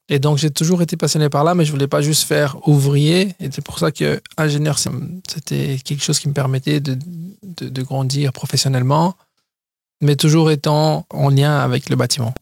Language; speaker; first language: French; early bilingual, other home language; Portuguese